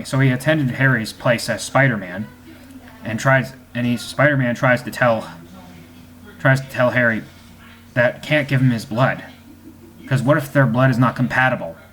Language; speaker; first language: English; native; English